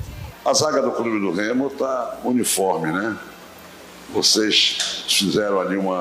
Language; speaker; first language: Portuguese; native; Portuguese